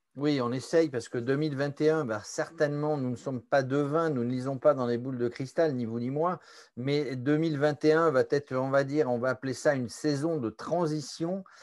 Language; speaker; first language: French; native; French